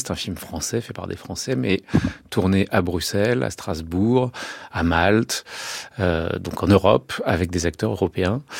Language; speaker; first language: French; native; French